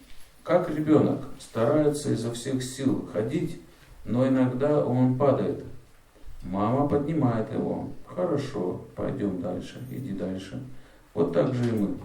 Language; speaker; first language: Russian; native; Russian